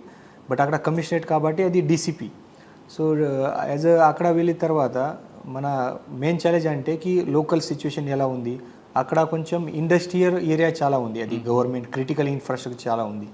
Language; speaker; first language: Telugu; non-native, learner; Marathi